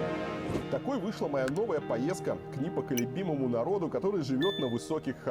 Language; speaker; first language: Russian; native; Russian